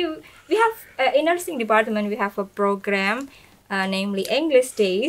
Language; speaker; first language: English; non-native, fluent; Indonesian